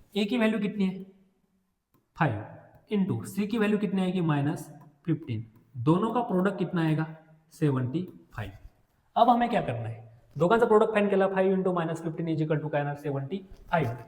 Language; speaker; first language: Hindi; non-native, local second language; Marathi